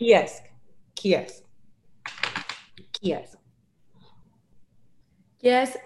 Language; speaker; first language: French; non-native, learner; English